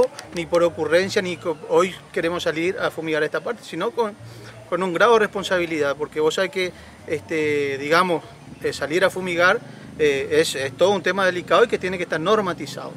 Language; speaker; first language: Spanish; native; Spanish